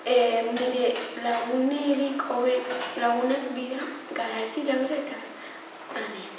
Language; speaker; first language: Basque; non-native, local second language; Spanish